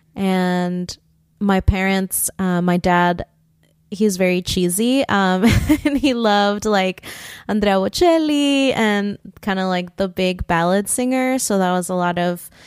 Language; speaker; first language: English; early bilingual, other home language; Spanish